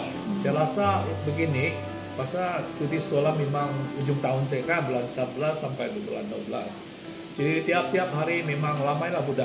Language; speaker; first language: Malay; non-native, local second language; Hakka Chinese